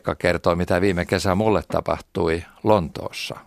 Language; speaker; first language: Finnish; native; Finnish